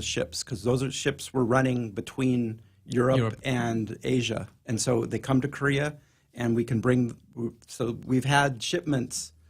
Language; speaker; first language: English; native; English